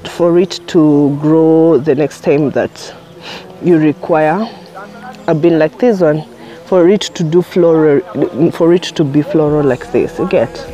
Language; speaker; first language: English; non-native, local second language; Kikuyu